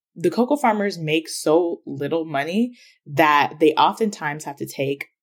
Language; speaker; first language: English; early bilingual, other home language; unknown